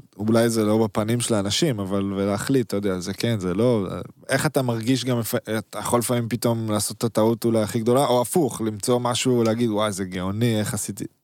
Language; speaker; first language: Hebrew; native; Hebrew